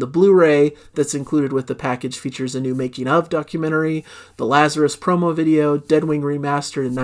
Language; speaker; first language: English; native; English